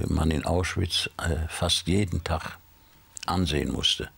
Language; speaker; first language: German; native; German